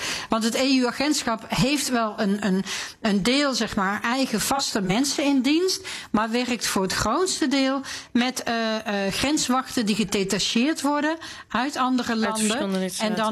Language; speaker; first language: Dutch; native; Dutch